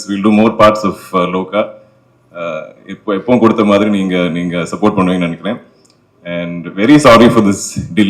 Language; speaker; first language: Tamil; non-native, local second language; Malayalam